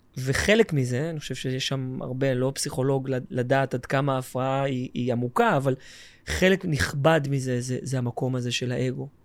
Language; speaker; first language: Hebrew; native; Hebrew